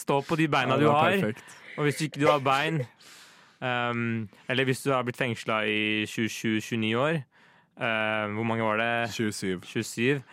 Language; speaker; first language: Norwegian; native; Norwegian